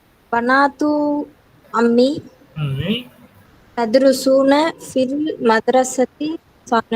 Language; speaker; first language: Arabic; non-native, learner; Tamil